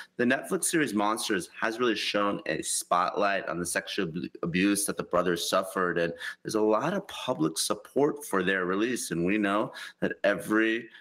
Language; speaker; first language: English; native; English